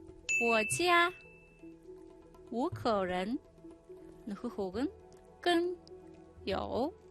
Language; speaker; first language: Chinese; non-native, fluent; Mongolian